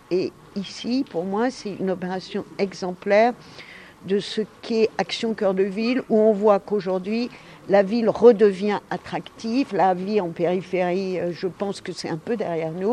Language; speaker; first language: French; native; French